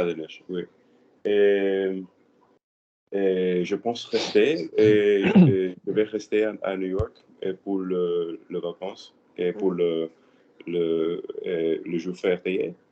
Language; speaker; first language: French; non-native, learner; Spanish